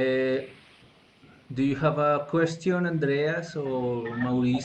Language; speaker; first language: English; non-native, fluent; Spanish